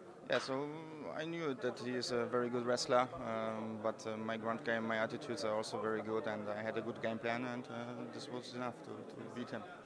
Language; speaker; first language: English; non-native, fluent; Polish